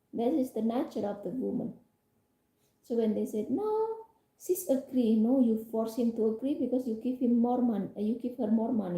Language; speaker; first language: English; non-native, fluent; Indonesian